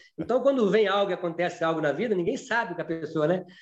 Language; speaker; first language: Portuguese; native; Portuguese